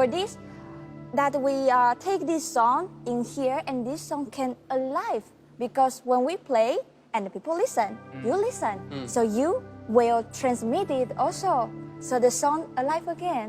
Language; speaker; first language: English; non-native, learner; Chinese